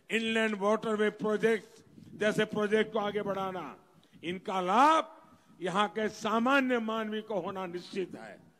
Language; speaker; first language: Hindi; non-native, local second language; Gujarati